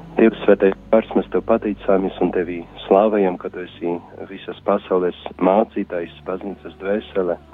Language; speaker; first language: Latvian; non-native, fluent; Polish